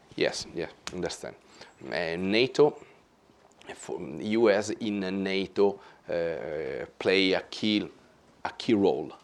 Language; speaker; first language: English; non-native, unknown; Italian